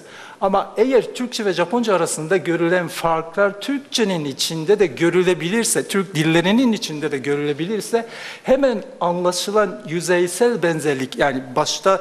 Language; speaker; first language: Turkish; non-native, fluent; Japanese